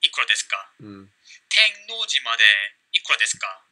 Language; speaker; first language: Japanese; non-native, learner; Korean